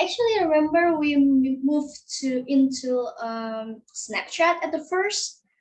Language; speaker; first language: English; non-native, learner; Indonesian